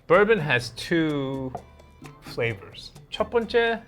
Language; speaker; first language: English; early bilingual, other home language; Korean